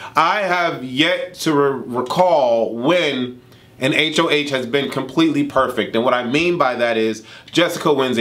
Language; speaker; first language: English; native; English